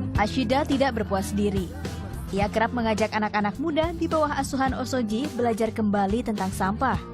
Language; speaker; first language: Indonesian; native; Indonesian